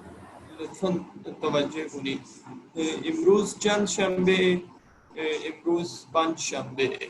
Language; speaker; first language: Persian; non-native, learner; Urdu